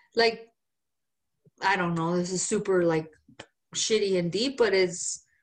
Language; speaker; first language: English; non-native, fluent; Spanish